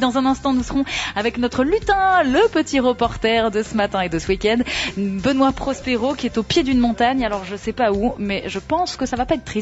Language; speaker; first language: French; native; French